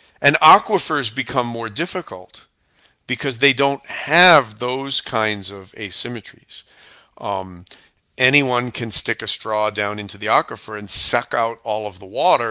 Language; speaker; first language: English; native; English